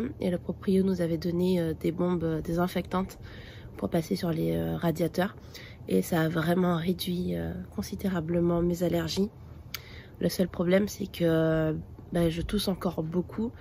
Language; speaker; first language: French; native; French